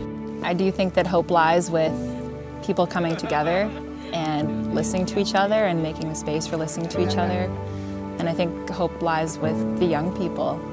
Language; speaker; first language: English; native; English